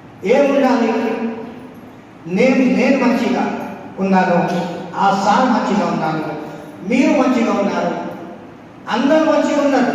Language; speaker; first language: Telugu; non-native, local second language; Urdu